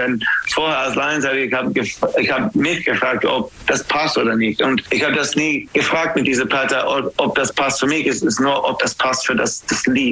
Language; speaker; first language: German; non-native, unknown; English